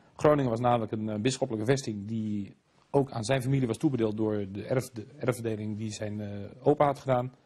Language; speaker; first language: Dutch; native; Dutch